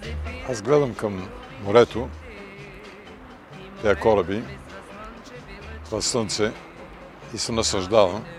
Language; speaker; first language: Bulgarian; early bilingual, heritage; Bulgarian